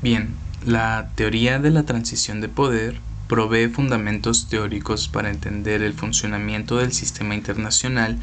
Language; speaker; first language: Spanish; native; Spanish